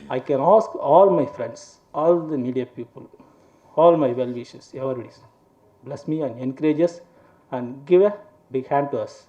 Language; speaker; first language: English; non-native, local second language; Tamil